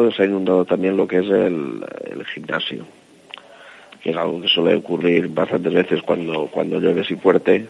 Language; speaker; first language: Spanish; native; Spanish